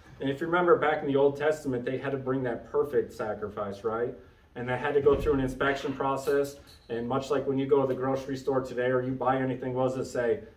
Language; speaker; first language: English; native; English